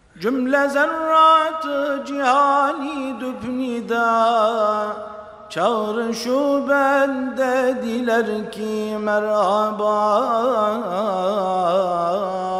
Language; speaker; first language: Turkish; native; Turkish